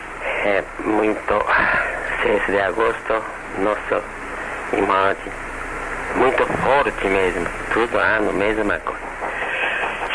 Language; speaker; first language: Portuguese; non-native, learner; Japanese